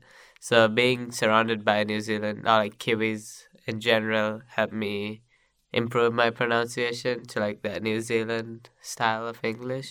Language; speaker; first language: English; non-native, local second language; Sinhala